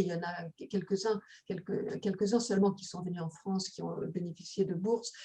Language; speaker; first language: French; native; French